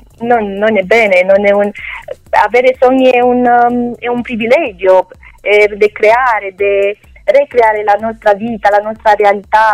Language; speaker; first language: Italian; non-native, learner; Romanian